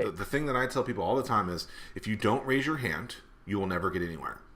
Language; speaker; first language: English; native; English